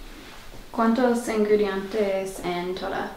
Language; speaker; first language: Spanish; non-native, learner; English